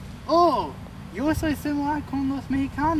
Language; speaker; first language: Spanish; non-native, learner; English